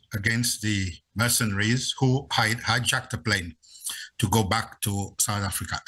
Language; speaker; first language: English; non-native, fluent; Seselwa Creole French